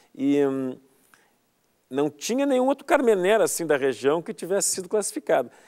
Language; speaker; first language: Portuguese; native; Portuguese